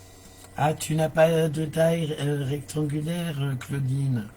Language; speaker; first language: French; native; French